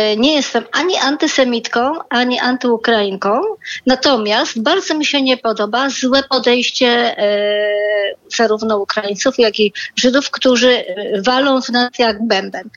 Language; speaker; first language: Polish; native; Polish